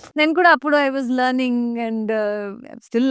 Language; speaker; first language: Telugu; non-native, learner; Kannada